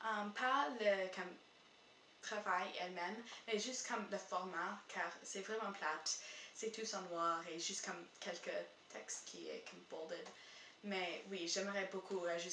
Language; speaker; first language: French; non-native, local second language; English